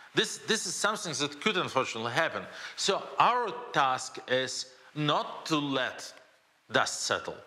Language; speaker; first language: English; non-native, fluent; Russian